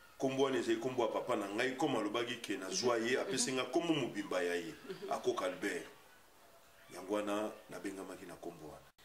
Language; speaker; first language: Lingala; native; Lingala